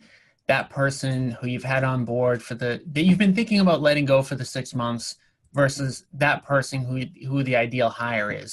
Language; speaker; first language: English; native; English